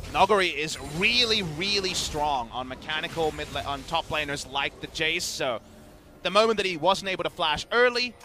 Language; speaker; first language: English; native; English